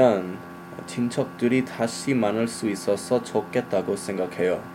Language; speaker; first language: Korean; non-native, learner; English